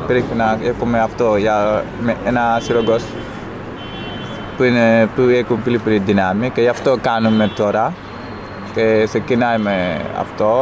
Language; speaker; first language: Greek; non-native, learner; Wolof